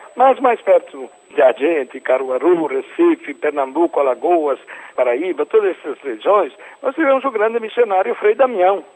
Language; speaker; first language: Portuguese; non-native, fluent; Italian